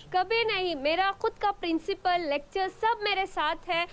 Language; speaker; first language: Hindi; non-native, local second language; Urdu